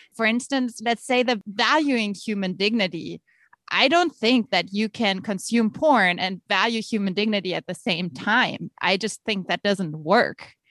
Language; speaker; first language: English; non-native, fluent; German